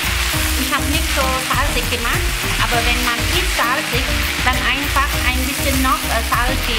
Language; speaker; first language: German; non-native, learner; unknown